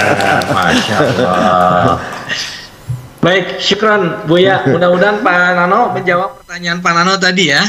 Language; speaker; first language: Indonesian; native; Indonesian